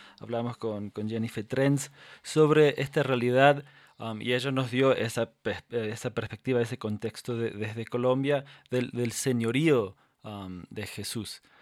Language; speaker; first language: Spanish; non-native, fluent; English